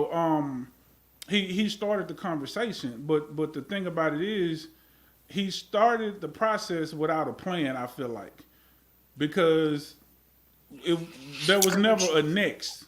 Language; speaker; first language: English; native; English